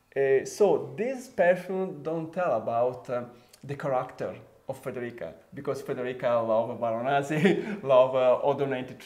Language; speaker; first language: English; non-native, fluent; Italian